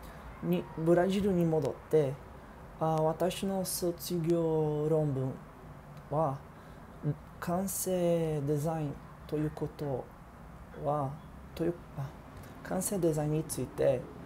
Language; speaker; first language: Japanese; non-native, learner; Portuguese